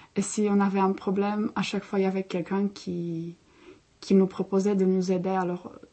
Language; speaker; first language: French; non-native, fluent; Czech